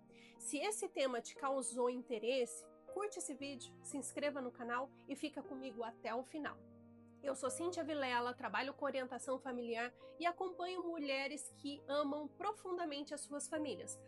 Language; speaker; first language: Portuguese; native; Portuguese